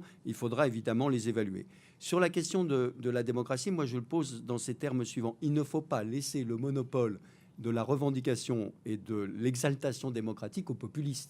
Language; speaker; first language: French; native; French